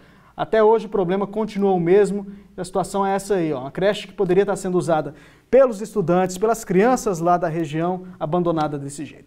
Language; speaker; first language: Portuguese; native; Portuguese